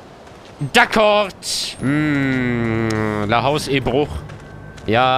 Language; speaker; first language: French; non-native, learner; German